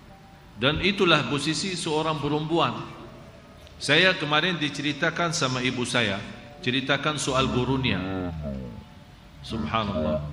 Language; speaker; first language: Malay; non-native, fluent; Arabic